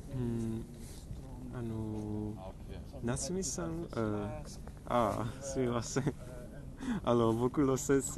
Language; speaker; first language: Japanese; non-native, learner; Czech